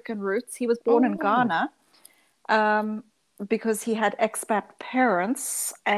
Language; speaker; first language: English; early bilingual, other home language; Dutch